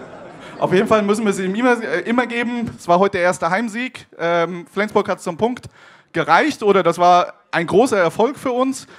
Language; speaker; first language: German; native; German